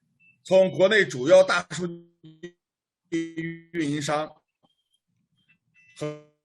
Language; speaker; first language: Chinese; native; Chinese